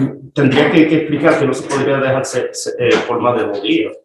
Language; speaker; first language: Spanish; early bilingual, heritage; Spanish